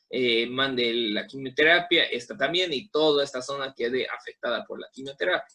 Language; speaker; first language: Spanish; native; Spanish